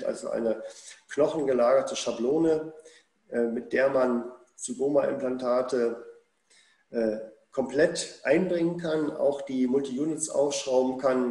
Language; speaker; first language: German; native; German